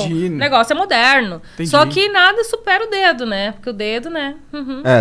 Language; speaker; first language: Portuguese; native; Portuguese